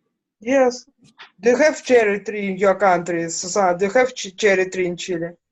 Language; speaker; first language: English; non-native, learner; Ukrainian